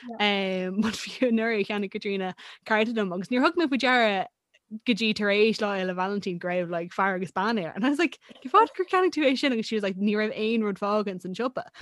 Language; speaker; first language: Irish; non-native, local second language; English